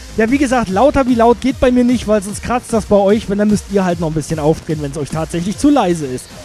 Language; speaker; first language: German; native; German